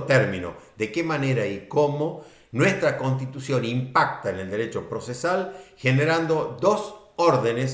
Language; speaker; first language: Spanish; native; Spanish